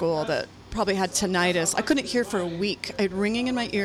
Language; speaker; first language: English; native; English